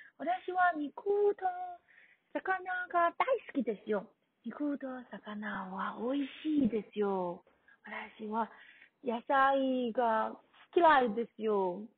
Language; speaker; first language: Japanese; non-native, learner; Chinese